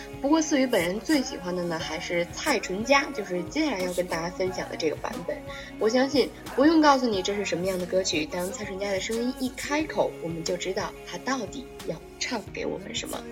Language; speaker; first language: Chinese; native; Chinese